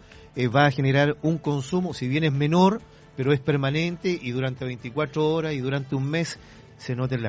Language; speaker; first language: Spanish; native; Spanish